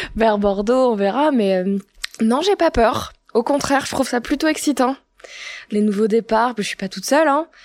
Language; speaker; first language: French; native; French